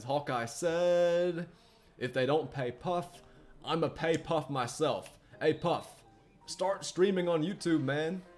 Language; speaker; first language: English; native; English